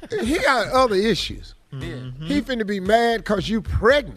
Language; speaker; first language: English; native; English